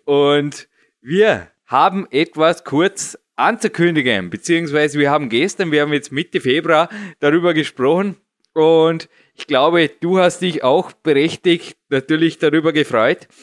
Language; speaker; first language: German; native; German